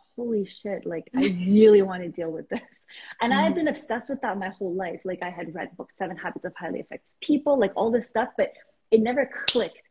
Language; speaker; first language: English; non-native, fluent; Persian